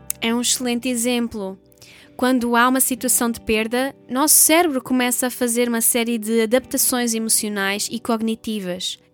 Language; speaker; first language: Portuguese; native; Portuguese